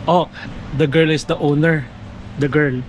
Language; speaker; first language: English; non-native, local second language; Filipino